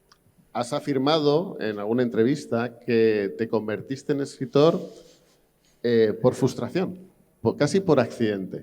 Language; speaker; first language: Spanish; native; Spanish